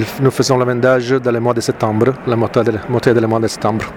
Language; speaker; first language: French; non-native, fluent; Italian